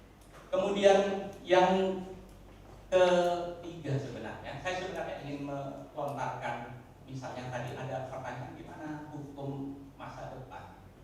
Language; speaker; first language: Indonesian; native; Indonesian